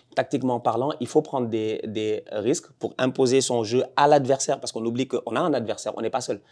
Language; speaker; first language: French; non-native, local second language; Wolof